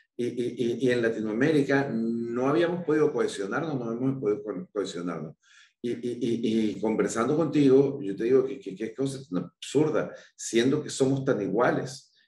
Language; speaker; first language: Spanish; native; Spanish